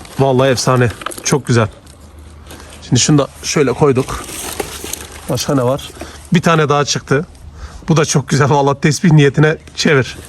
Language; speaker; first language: Turkish; native; Turkish